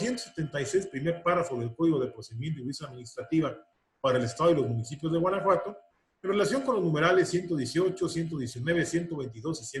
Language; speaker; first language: Spanish; native; Spanish